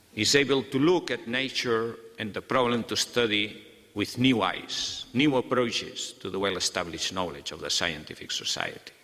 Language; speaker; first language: English; non-native, fluent; Catalan